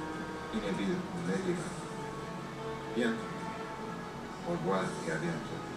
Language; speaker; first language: French; non-native, learner; Spanish